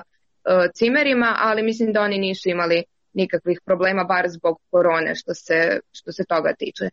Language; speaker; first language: Serbian; native; Serbian